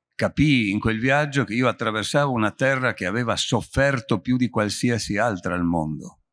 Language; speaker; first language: Italian; native; Italian